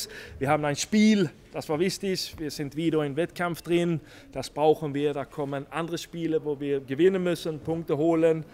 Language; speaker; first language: German; non-native, fluent; Swedish